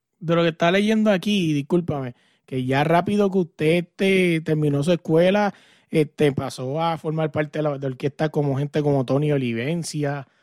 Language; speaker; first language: Spanish; native; Spanish